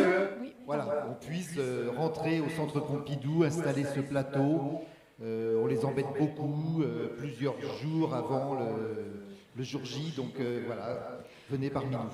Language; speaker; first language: French; native; French